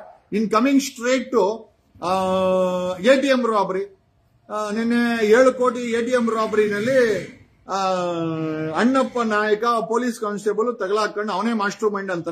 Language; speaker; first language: Kannada; native; Kannada